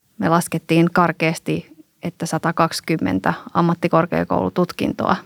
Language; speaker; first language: Finnish; native; Finnish